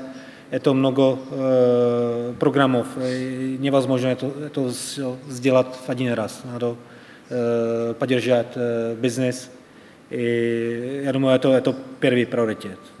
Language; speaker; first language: Russian; non-native, fluent; Czech